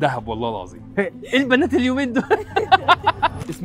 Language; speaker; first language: Arabic; native; Arabic